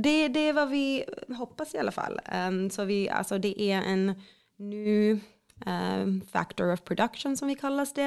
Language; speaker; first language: Swedish; non-native, fluent; Finnish